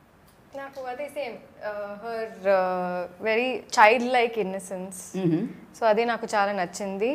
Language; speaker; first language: Telugu; non-native, learner; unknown